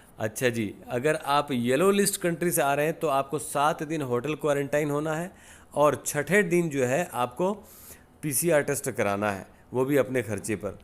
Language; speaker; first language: Hindi; native; Hindi